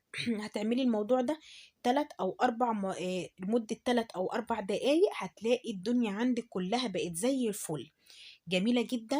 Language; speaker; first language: Arabic; native; Arabic